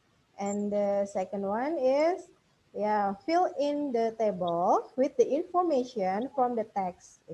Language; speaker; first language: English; non-native, fluent; Indonesian